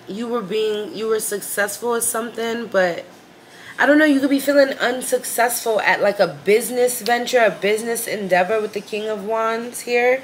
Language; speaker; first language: English; native; English